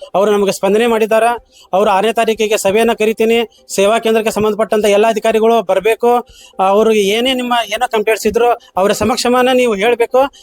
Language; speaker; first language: Kannada; native; Kannada